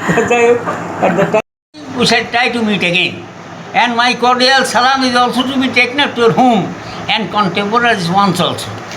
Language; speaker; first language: English; non-native, local second language; Bangla